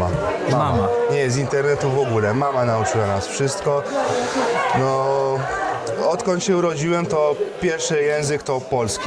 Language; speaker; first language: Polish; early bilingual, heritage; Polish